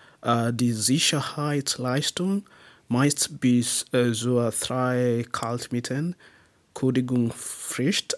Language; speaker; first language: German; non-native, learner; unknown